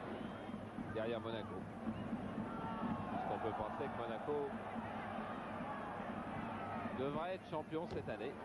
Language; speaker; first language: French; native; French